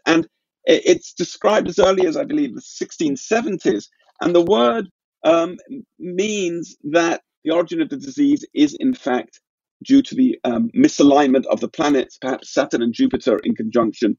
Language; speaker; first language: English; native; English